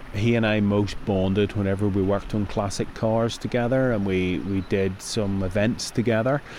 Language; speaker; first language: English; native; English